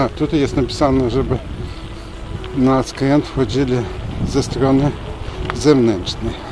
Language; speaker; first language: Polish; non-native, fluent; Turkish